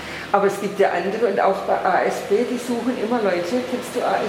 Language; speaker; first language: German; native; German